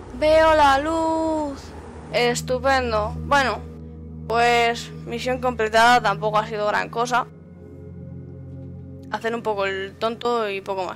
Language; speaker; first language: Spanish; native; Spanish